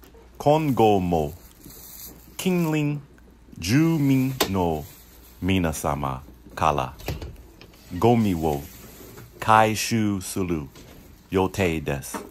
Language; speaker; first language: Japanese; non-native, learner; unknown